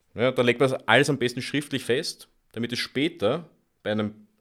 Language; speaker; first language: German; native; German